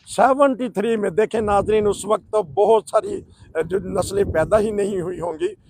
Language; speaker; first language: Urdu; non-native, local second language; Punjabi